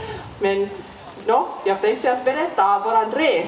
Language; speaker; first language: Swedish; non-native, local second language; Finnish